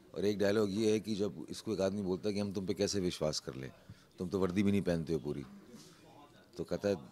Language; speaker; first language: Hindi; native; Hindi